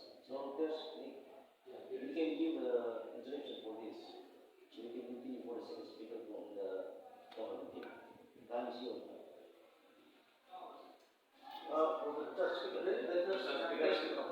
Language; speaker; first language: English; non-native, local second language; Indonesian